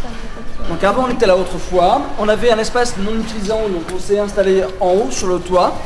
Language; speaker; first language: French; native; French